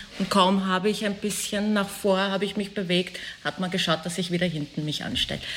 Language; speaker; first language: German; early bilingual, other home language; Persian